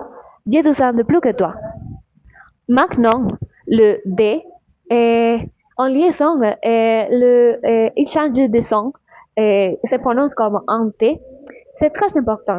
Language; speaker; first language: French; non-native, learner; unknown